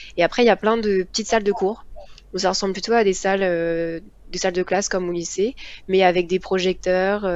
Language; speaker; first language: French; native; French